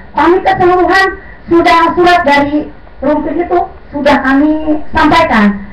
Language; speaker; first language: Indonesian; non-native, local second language; Sundanese